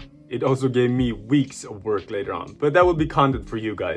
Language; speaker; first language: English; non-native, fluent; Swedish